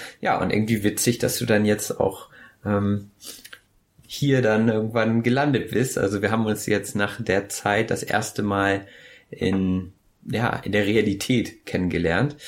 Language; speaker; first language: German; native; German